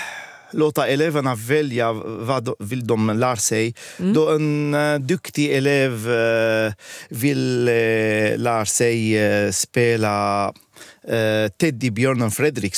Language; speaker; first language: Swedish; non-native, fluent; Arabic